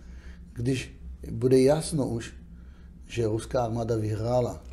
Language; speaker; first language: Czech; non-native, fluent; Hebrew